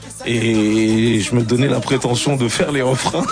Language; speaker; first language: French; native; French